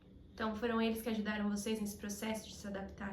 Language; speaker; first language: Portuguese; native; Portuguese